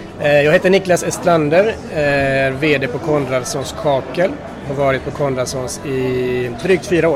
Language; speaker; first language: Swedish; native; Swedish